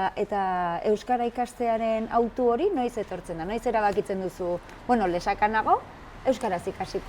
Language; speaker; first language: Basque; native; Basque